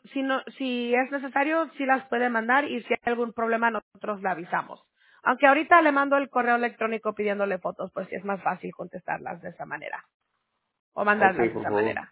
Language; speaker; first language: Spanish; early bilingual, heritage; Spanish